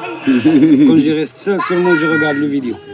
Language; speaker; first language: French; non-native, learner; Arabic